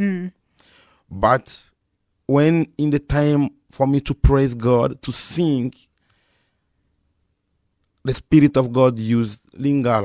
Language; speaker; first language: English; non-native, fluent; Lingala